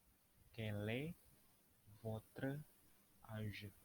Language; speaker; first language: French; non-native, fluent; Indonesian